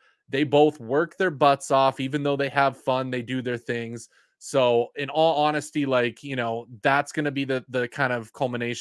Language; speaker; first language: English; native; English